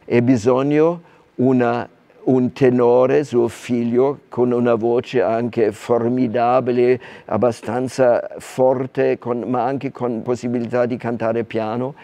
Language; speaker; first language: Italian; non-native, fluent; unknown